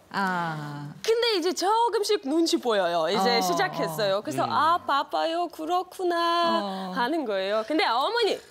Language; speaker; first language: Korean; non-native, fluent; Russian